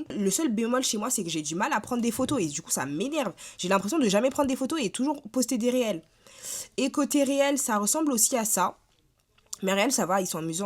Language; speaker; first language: French; native; French